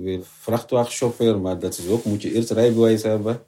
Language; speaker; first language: Dutch; non-native, learner; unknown